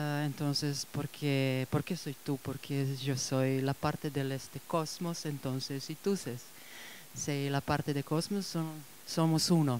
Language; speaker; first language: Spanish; non-native, fluent; Serbian